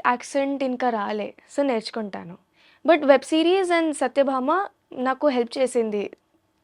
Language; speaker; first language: Telugu; non-native, learner; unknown